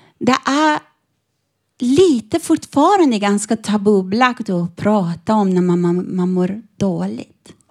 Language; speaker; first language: Swedish; non-native, fluent; Persian